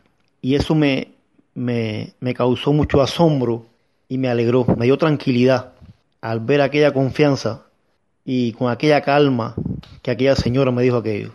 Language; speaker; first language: Spanish; native; Spanish